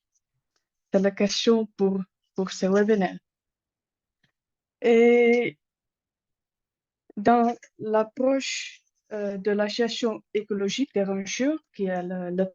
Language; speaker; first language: French; non-native, learner; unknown